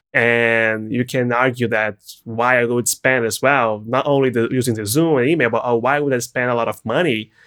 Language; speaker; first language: English; non-native, fluent; Portuguese